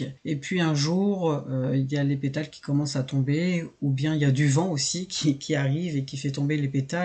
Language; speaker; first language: French; native; French